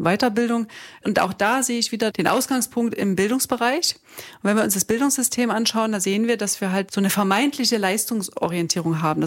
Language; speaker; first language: German; native; German